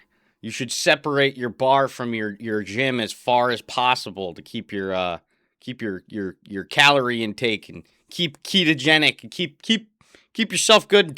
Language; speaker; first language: English; native; English